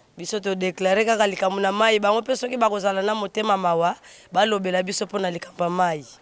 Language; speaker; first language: Lingala; non-native, local second language; Kongo